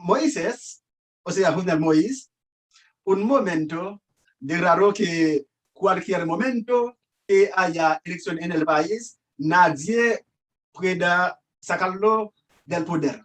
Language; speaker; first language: Spanish; non-native, learner; Haitian Creole